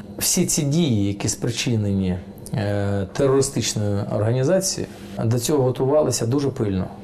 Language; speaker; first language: Ukrainian; non-native, local second language; Russian